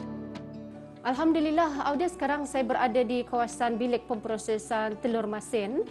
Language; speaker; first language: Malay; native; Malay